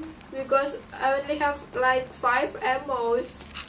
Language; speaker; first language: English; non-native, fluent; Indonesian